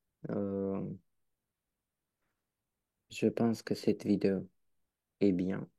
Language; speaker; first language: French; non-native, learner; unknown